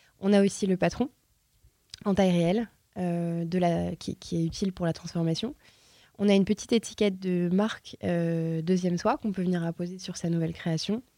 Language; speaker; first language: French; native; French